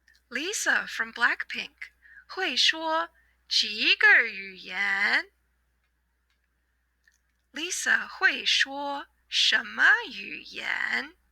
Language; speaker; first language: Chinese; non-native, fluent; English